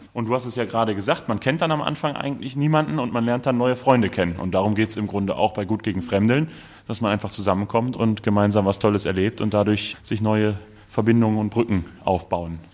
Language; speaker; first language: German; native; German